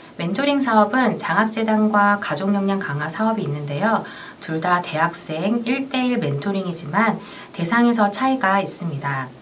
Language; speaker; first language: Korean; native; Korean